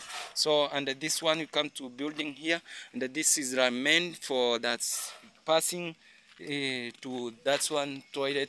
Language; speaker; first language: English; non-native, learner; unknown